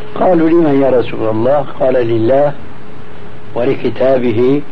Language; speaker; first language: Arabic; early bilingual, other home language; Albanian